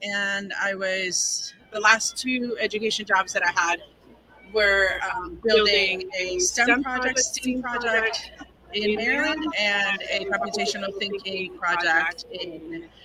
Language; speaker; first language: English; non-native, fluent; Spanish